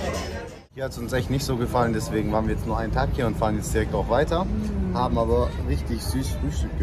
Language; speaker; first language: German; early bilingual, other home language; Turkish